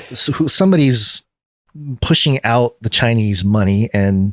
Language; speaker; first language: English; native; English